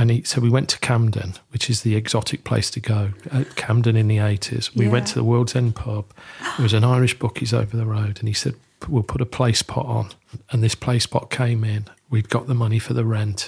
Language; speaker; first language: English; native; English